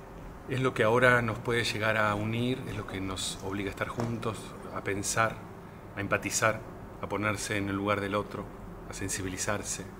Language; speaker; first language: Spanish; native; Spanish